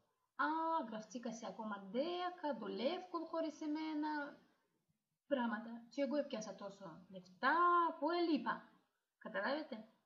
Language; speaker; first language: Greek; non-native, learner; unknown